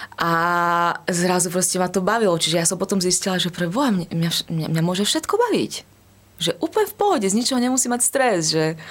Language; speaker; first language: Slovak; native; Slovak